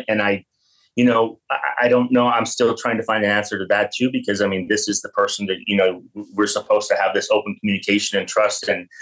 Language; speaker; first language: English; native; English